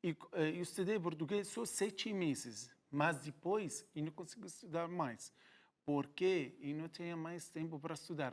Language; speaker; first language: Portuguese; non-native, learner; Arabic